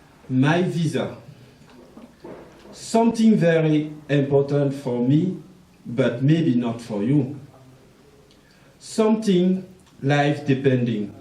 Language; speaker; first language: English; non-native, local second language; French